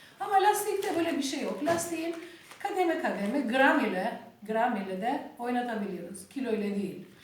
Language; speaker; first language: Turkish; non-native, learner; Albanian